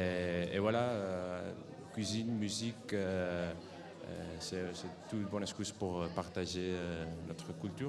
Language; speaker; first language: French; non-native, fluent; Catalan